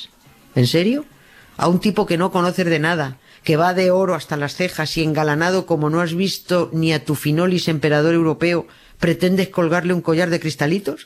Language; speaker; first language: Spanish; native; Spanish